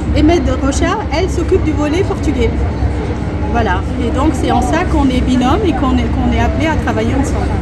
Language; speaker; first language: French; native; French